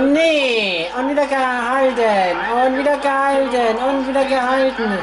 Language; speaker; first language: German; non-native, fluent; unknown